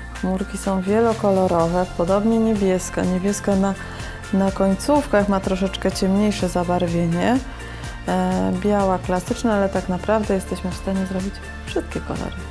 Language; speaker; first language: Polish; native; Polish